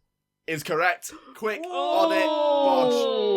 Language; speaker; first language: English; native; English